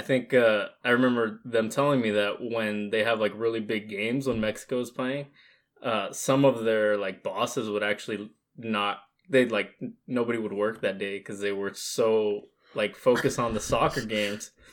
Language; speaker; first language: English; early bilingual, other home language; Spanish